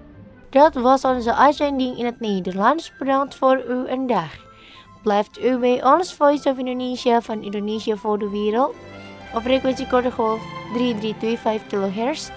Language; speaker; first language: Dutch; non-native, fluent; Indonesian